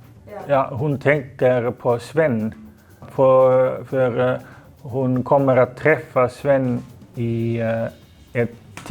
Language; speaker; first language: Swedish; non-native, learner; Estonian